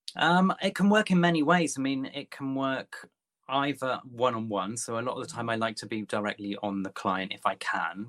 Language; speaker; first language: English; native; English